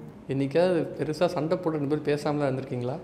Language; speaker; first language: Tamil; native; Tamil